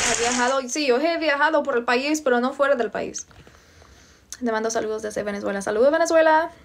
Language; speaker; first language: Spanish; non-native, fluent; English